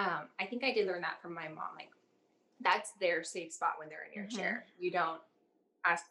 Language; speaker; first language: English; native; English